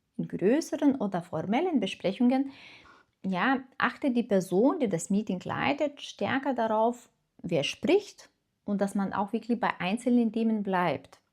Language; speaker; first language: German; non-native, fluent; Lithuanian